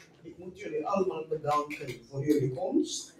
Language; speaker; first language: Dutch; non-native, local second language; Papiamento